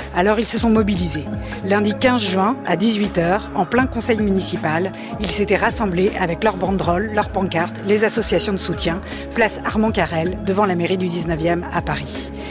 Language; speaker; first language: French; native; French